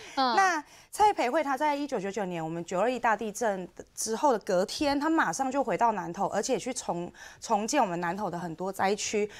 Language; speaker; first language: Chinese; native; Chinese